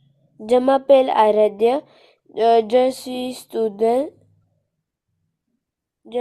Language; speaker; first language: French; non-native, learner; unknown